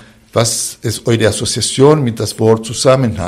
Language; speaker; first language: German; non-native, fluent; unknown